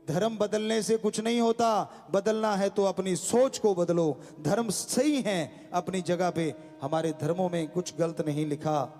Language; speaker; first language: Hindi; non-native, local second language; Punjabi